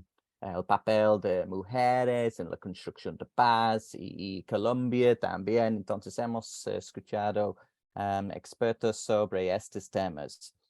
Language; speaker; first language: Spanish; non-native, fluent; English